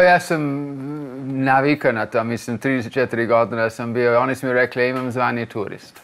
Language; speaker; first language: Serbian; non-native, fluent; English